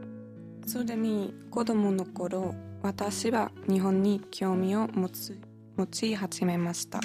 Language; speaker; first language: Japanese; non-native, learner; German